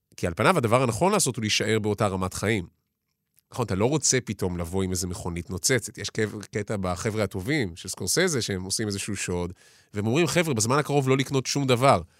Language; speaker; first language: Hebrew; native; Hebrew